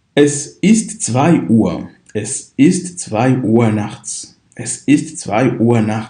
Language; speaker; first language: German; non-native, fluent; Kinyarwanda